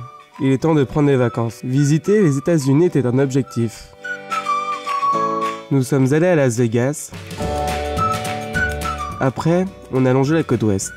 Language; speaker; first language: French; native; French